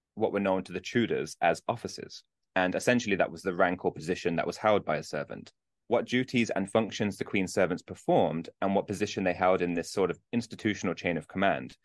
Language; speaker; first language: English; native; English